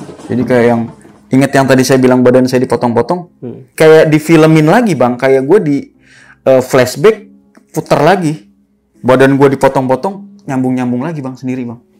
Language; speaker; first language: Indonesian; native; Indonesian